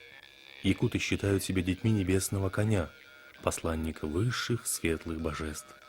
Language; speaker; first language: Russian; native; Russian